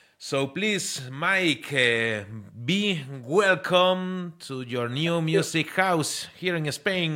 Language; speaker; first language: English; non-native, learner; Spanish